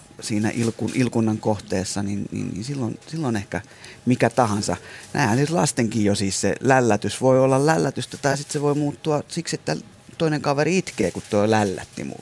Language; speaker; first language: Finnish; native; Finnish